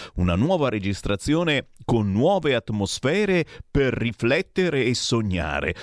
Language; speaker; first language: Italian; native; Italian